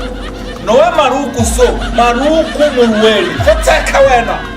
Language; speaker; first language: Portuguese; non-native, learner; Kinyarwanda